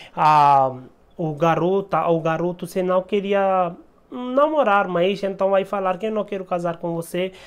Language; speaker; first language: Portuguese; non-native, learner; Hindi